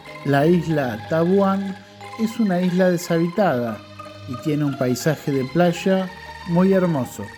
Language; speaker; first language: Spanish; non-native, fluent; Indonesian